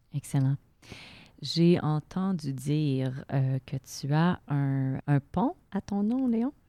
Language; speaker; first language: French; native; French